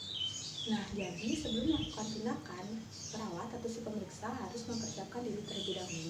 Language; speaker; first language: Indonesian; native; Indonesian